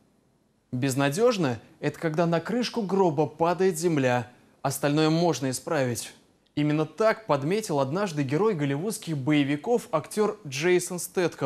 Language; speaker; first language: Russian; native; Russian